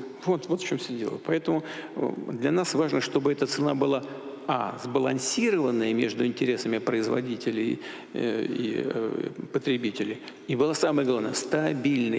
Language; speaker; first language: Russian; native; Russian